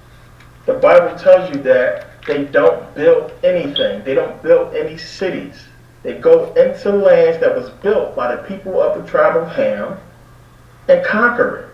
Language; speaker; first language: English; native; English